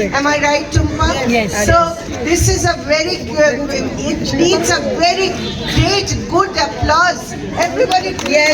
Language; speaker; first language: English; non-native, local second language; Bangla